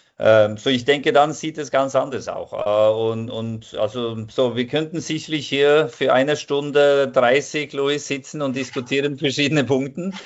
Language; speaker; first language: German; non-native, fluent; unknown